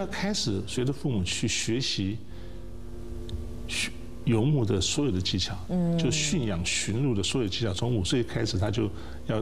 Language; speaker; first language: Chinese; native; Chinese